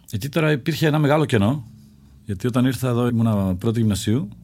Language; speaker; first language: Greek; early bilingual, other home language; Czech